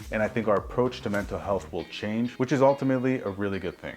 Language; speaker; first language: English; native; English